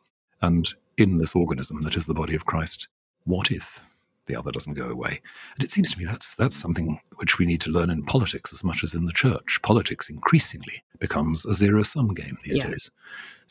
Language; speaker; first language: English; native; English